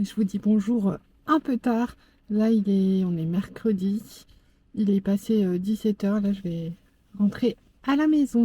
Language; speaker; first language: French; native; French